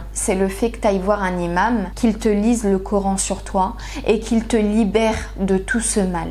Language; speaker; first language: French; native; French